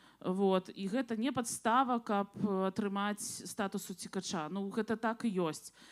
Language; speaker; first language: Belarusian; non-native, local second language; Russian